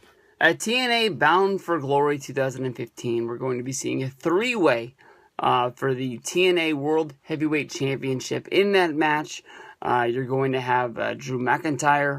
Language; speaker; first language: English; native; English